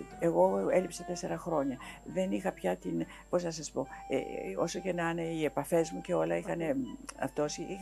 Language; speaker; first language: Greek; native; Greek